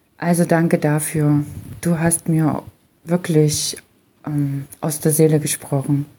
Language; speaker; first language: German; native; German